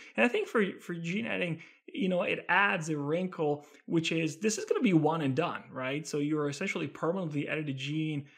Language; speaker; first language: English; non-native, fluent; Italian